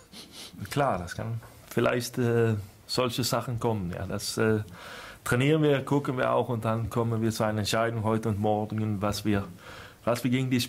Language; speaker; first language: German; non-native, fluent; Swedish